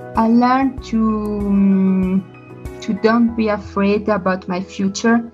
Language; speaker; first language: English; non-native, learner; Italian